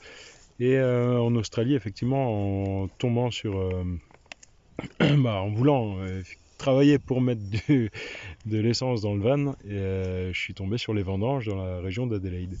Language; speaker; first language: French; native; French